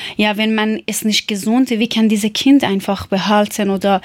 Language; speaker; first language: German; non-native, learner; Persian